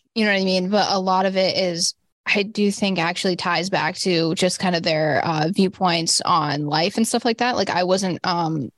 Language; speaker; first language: English; native; English